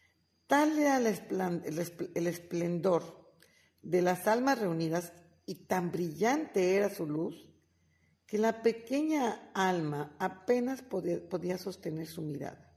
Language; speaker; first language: Spanish; native; Spanish